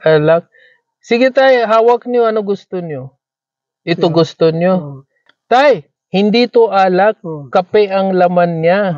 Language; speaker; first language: Filipino; non-native, learner; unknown